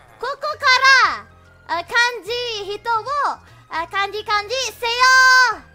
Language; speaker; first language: Japanese; non-native, learner; Indonesian